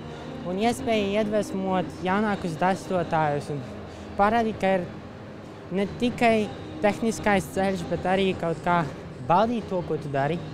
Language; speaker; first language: Latvian; non-native, local second language; Russian